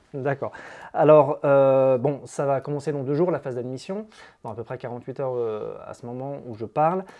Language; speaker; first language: French; native; French